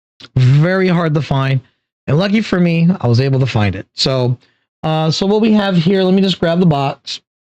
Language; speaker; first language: English; native; English